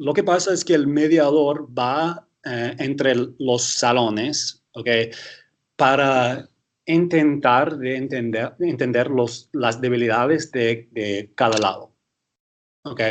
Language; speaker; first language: Spanish; early bilingual, heritage; English